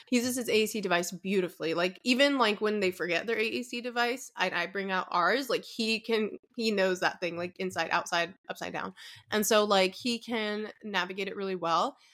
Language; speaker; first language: English; early bilingual, other home language; Arabic